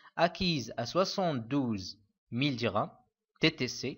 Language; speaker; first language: French; non-native, local second language; Arabic